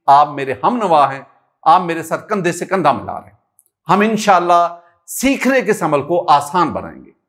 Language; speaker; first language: Urdu; non-native, local second language; Punjabi